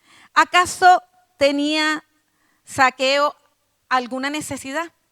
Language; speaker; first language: Spanish; native; Spanish